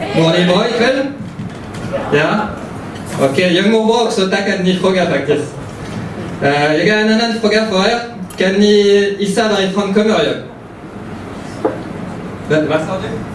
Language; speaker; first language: Swedish; early bilingual, heritage; French